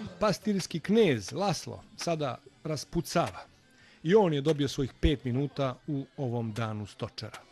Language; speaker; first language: Bosnian; native; Bosnian